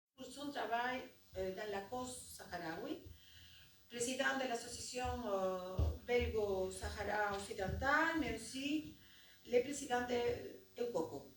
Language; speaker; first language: French; non-native, fluent; Spanish